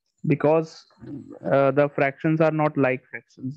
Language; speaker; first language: English; non-native, local second language; Hindi